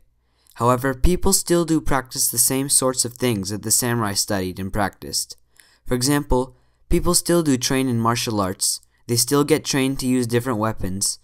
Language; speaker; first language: English; native; English